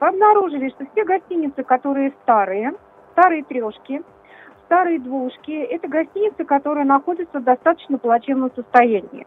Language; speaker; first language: Russian; native; Russian